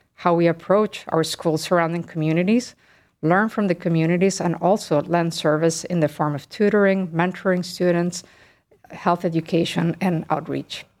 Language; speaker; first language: English; early bilingual, other home language; Spanish